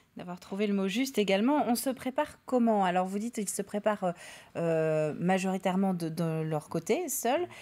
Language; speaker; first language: French; native; French